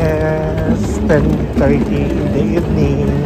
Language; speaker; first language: English; non-native, local second language; Filipino